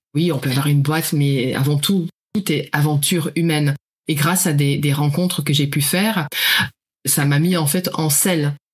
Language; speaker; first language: French; non-native, fluent; Dutch